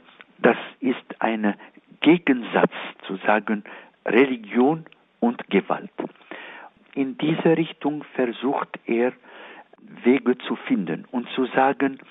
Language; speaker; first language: German; non-native, fluent; Arabic